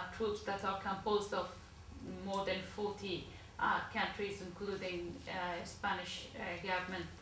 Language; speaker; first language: English; non-native, learner; Persian